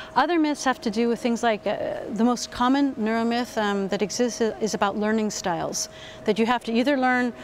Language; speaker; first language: English; native; English